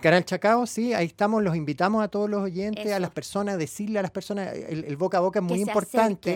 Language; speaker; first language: Spanish; native; Spanish